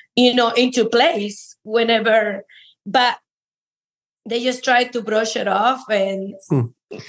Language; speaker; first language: English; non-native, fluent; Spanish